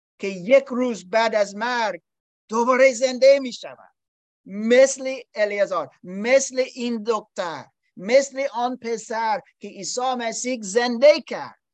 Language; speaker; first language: Persian; non-native, learner; English